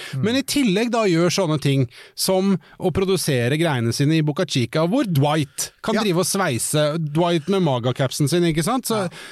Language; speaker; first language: Norwegian; native; Norwegian